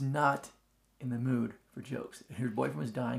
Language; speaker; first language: English; native; English